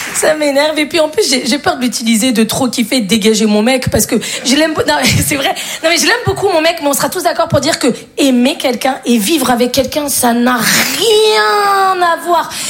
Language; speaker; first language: French; native; French